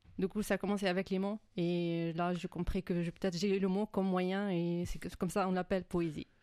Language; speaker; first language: French; non-native, fluent; Arabic